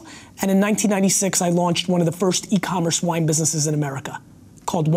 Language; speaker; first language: English; early bilingual, other home language; Russian